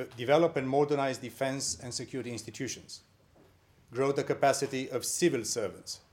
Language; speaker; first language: English; non-native, fluent; Romanian